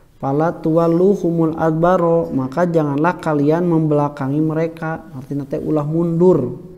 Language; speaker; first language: Indonesian; non-native, local second language; Sundanese